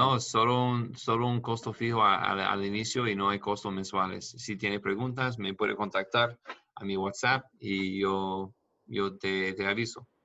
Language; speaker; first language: Spanish; non-native, learner; English